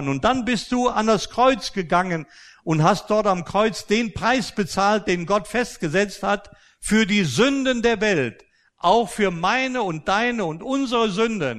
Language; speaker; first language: German; native; German